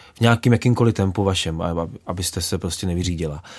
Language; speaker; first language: Czech; native; Czech